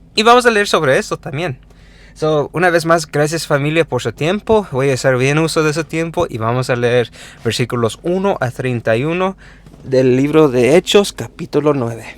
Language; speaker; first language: Spanish; early bilingual, heritage; Spanish